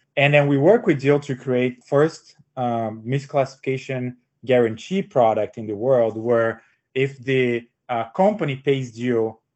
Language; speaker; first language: English; non-native, fluent; Portuguese